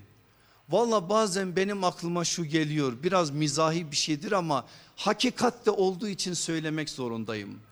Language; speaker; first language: Turkish; native; Turkish